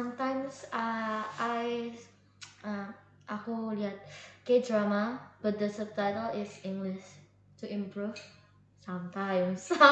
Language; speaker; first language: English; non-native, learner; Indonesian